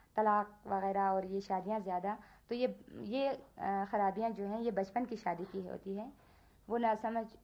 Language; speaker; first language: Urdu; non-native, local second language; Balti